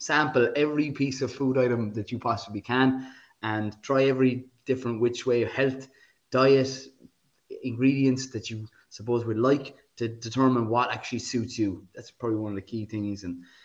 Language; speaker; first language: English; native; English